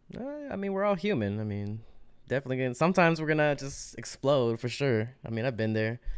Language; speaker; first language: English; native; English